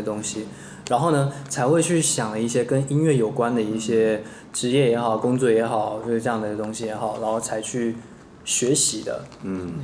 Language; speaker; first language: Chinese; native; Chinese